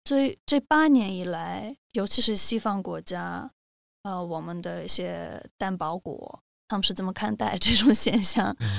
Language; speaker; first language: Chinese; non-native, fluent; Russian